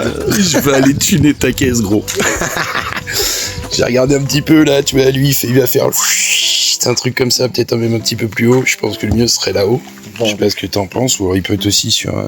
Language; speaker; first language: French; native; French